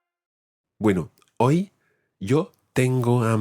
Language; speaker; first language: Spanish; non-native, fluent; English